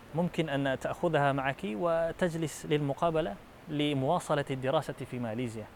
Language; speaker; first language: Arabic; non-native, fluent; Filipino